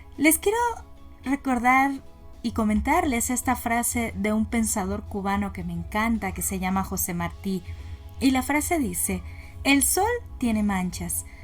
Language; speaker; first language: Spanish; native; Spanish